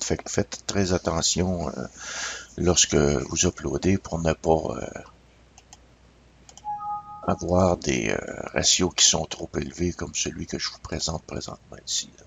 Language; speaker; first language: French; native; French